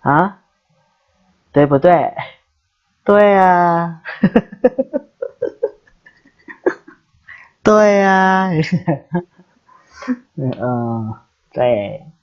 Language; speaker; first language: Chinese; non-native, learner; Indonesian